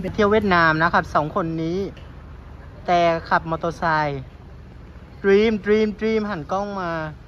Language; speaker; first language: Thai; non-native, fluent; Vietnamese